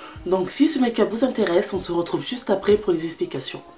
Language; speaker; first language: French; native; French